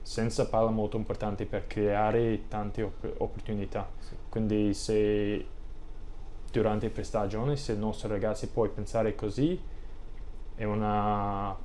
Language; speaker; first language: Italian; non-native, learner; English